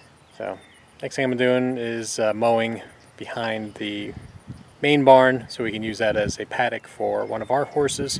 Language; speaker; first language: English; native; English